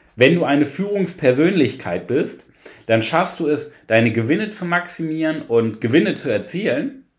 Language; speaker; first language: German; native; German